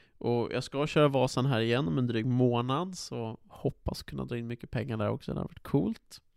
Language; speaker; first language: Swedish; native; Swedish